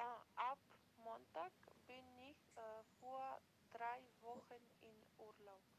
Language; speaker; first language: German; non-native, learner; Macedonian